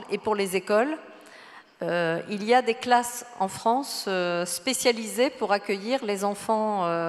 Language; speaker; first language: French; native; French